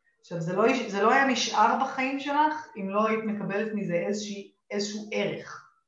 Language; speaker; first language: Hebrew; native; Hebrew